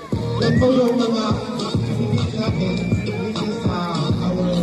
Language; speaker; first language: Filipino; native; Filipino